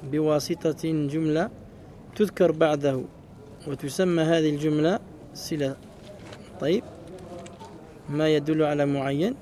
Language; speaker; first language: Arabic; non-native, fluent; French